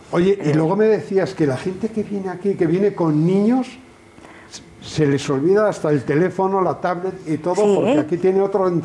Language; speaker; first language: Spanish; native; Spanish